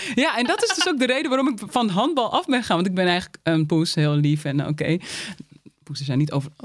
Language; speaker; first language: Dutch; native; Dutch